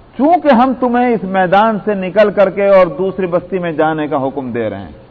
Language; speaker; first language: Urdu; native; Urdu